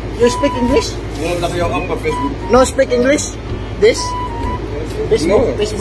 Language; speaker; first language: English; non-native, learner; Filipino